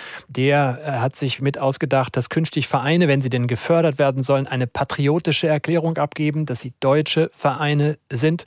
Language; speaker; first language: German; native; German